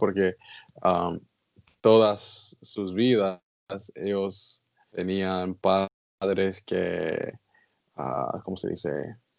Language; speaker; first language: Spanish; non-native, learner; English